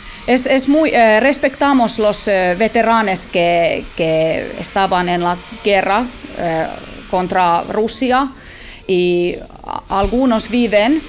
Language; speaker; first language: Spanish; non-native, learner; Finnish